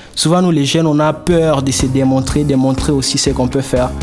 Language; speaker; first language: French; non-native, local second language; Swahili